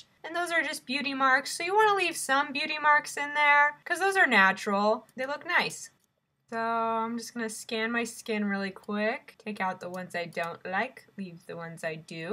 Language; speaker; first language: English; native; English